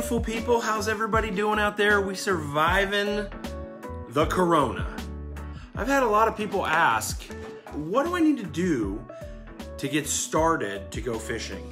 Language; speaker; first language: English; native; English